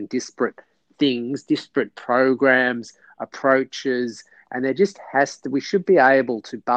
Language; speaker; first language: English; native; English